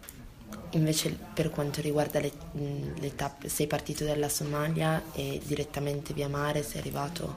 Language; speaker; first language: Italian; native; Italian